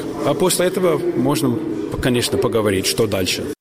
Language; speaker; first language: Russian; non-native, fluent; English